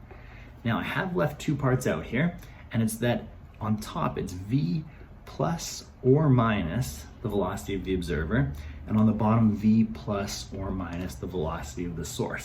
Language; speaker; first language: English; native; English